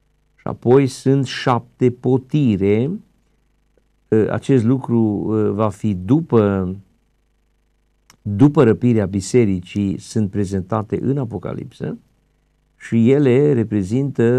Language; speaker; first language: Romanian; native; Romanian